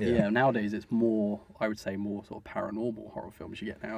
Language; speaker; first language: English; native; English